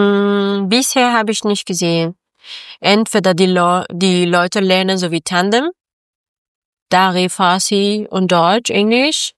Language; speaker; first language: German; non-native, learner; Persian